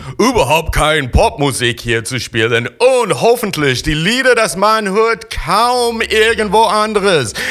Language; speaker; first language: German; non-native, learner; English